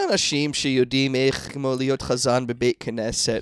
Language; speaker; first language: Hebrew; non-native, fluent; English